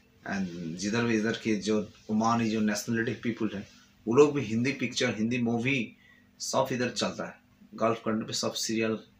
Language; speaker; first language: Hindi; non-native, fluent; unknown